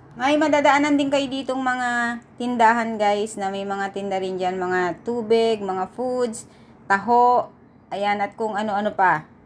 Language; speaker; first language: Filipino; native; Filipino